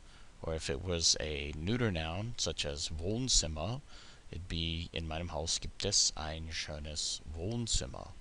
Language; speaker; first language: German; non-native, fluent; English